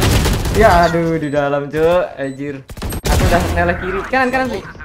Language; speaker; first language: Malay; non-native, local second language; Javanese